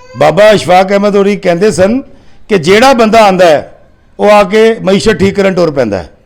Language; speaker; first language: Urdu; non-native, local second language; Punjabi